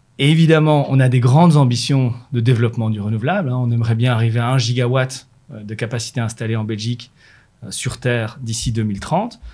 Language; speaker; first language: French; native; French